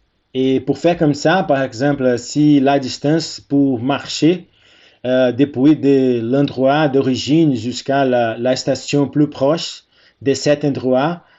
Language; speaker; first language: French; non-native, fluent; Portuguese